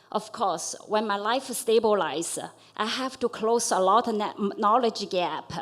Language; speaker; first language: English; non-native, fluent; Chinese